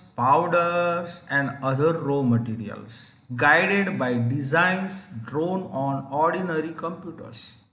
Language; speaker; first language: English; non-native, local second language; Gujarati